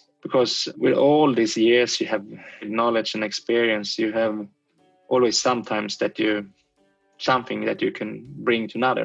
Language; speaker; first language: English; non-native, fluent; Swedish